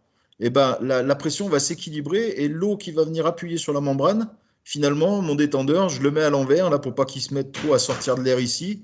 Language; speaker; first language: French; native; French